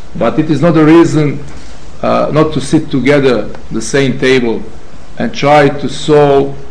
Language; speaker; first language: English; non-native, fluent; Serbian